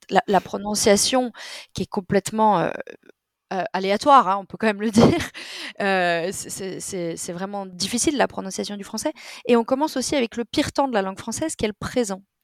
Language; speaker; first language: French; native; French